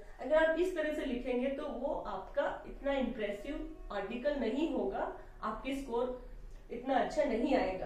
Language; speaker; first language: Hindi; native; Hindi